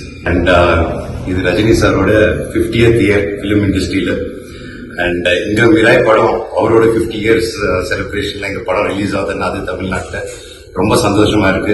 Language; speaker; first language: Tamil; non-native, local second language; Telugu